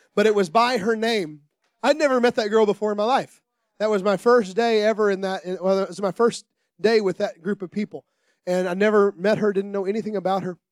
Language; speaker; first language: English; native; English